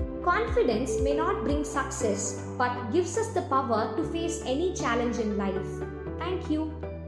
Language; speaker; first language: English; non-native, local second language; Tamil